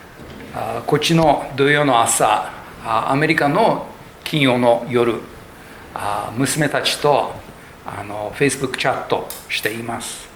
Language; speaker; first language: Japanese; non-native, fluent; English